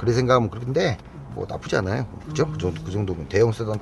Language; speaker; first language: Korean; native; Korean